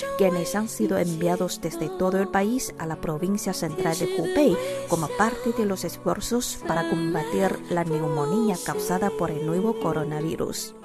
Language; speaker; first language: Spanish; non-native, fluent; Chinese